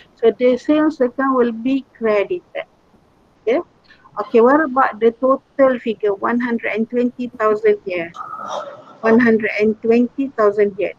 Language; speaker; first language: English; non-native, local second language; Malay